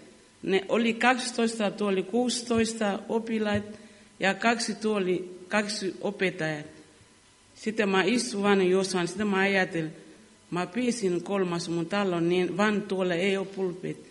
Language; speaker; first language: Finnish; non-native, learner; Lingala